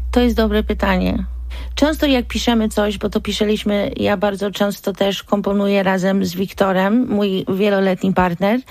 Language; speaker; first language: Polish; early bilingual, heritage; Polish